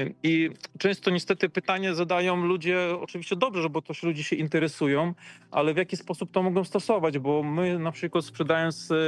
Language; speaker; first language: Polish; native; Polish